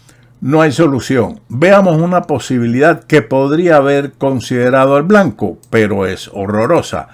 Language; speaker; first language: Spanish; native; Spanish